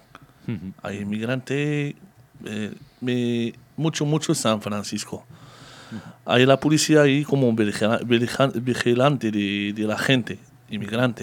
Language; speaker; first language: Spanish; non-native, learner; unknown